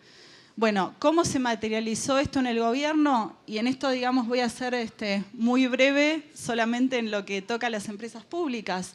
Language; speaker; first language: Spanish; native; Spanish